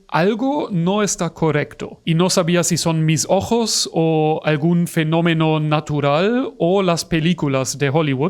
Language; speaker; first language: Spanish; non-native, fluent; German